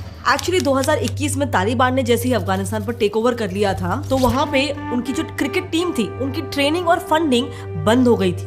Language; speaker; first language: Hindi; native; Hindi